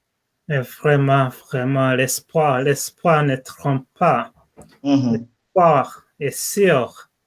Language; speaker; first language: French; non-native, learner; English